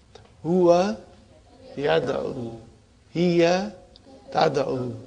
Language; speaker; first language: Arabic; non-native, fluent; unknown